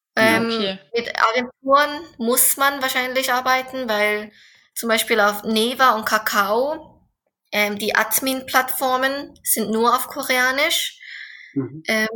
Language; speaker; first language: German; non-native, fluent; Korean